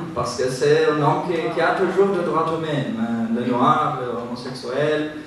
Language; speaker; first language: French; non-native, learner; Portuguese